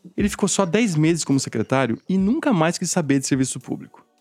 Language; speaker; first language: Portuguese; native; Portuguese